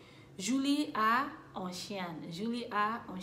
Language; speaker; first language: French; non-native, learner; English